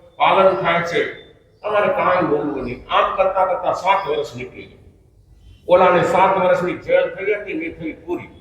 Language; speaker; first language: Gujarati; non-native, local second language; Kachhi